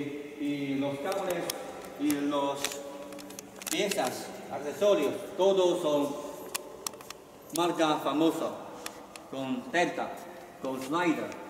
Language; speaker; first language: Spanish; non-native, learner; Chinese